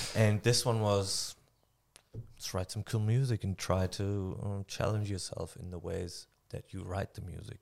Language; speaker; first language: English; non-native, fluent; German